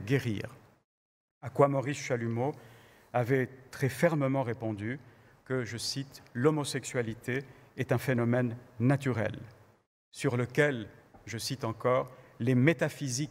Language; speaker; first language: French; native; French